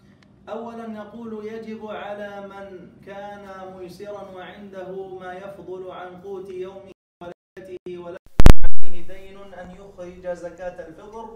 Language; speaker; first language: Arabic; native; Arabic